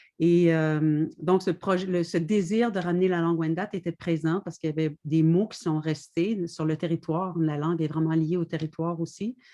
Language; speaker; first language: French; native; French